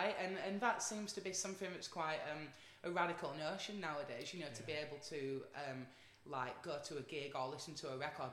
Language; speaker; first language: English; native; English